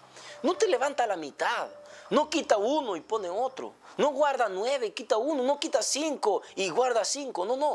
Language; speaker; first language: Spanish; native; Spanish